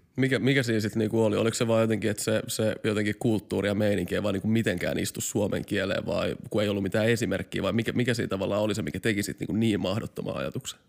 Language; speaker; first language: Finnish; native; Finnish